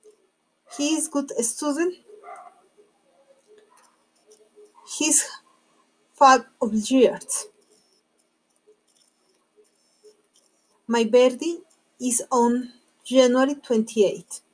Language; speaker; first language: English; non-native, learner; Spanish